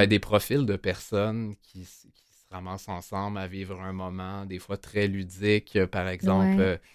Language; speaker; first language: French; native; French